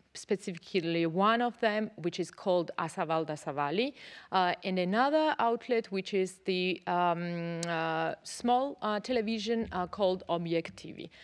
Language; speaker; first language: English; non-native, fluent; Georgian